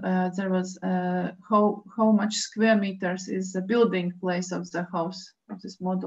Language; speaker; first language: English; non-native, fluent; Latvian